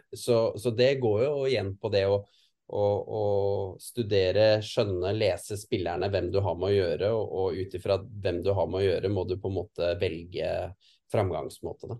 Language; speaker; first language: Norwegian; native; Norwegian